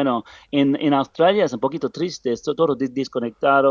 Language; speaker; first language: Spanish; non-native, learner; English